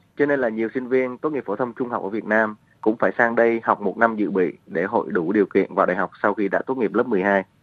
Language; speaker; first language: Vietnamese; native; Vietnamese